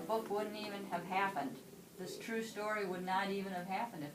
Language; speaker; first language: English; native; English